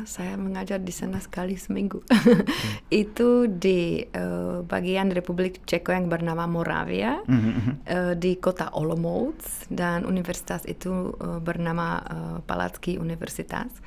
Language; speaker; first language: Indonesian; non-native, fluent; Czech